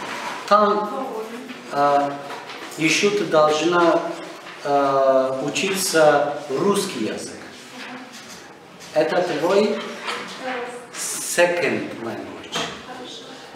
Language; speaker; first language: Russian; non-native, learner; Turkish